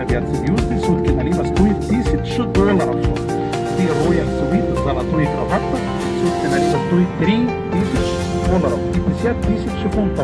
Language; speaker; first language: Russian; non-native, learner; Arabic